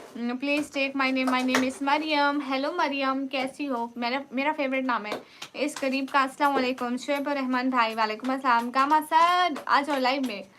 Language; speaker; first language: Urdu; non-native, local second language; Punjabi